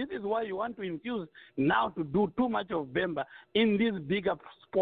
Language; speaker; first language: English; non-native, local second language; Nyanja